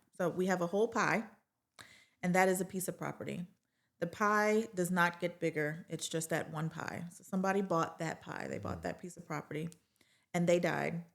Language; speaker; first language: English; native; English